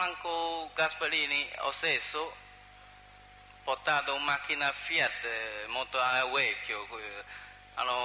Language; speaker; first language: Italian; non-native, learner; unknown